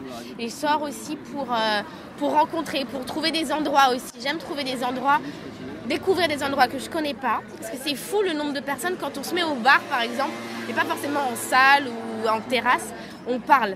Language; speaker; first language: French; non-native, fluent; English